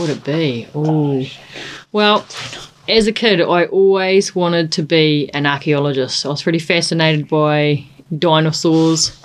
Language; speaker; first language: English; native; English